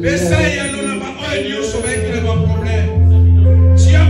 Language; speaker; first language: French; non-native, local second language; Lingala